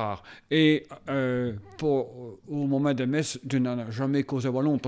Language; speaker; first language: French; native; French